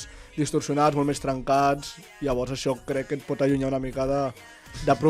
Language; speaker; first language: Catalan; native; Catalan